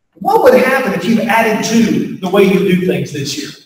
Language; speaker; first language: English; native; English